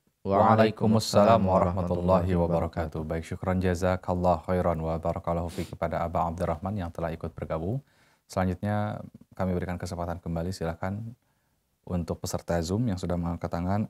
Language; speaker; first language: Indonesian; native; Indonesian